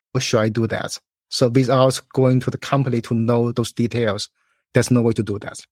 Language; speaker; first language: English; non-native, fluent; Chinese